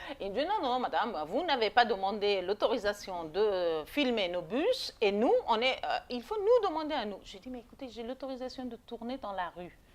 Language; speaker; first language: French; non-native, fluent; Persian